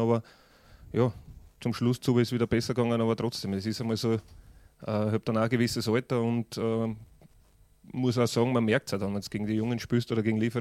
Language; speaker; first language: German; native; German